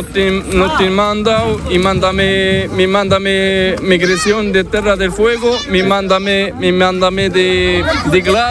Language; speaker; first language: Spanish; non-native, learner; Arabic